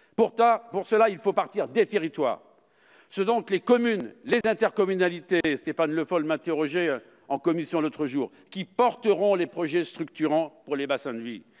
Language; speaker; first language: French; native; French